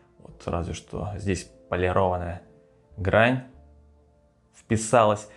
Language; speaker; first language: Russian; native; Russian